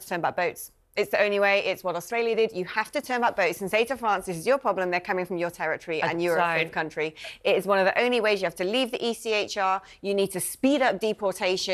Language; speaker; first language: English; native; English